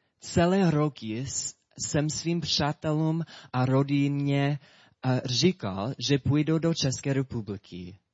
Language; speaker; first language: Czech; non-native, fluent; English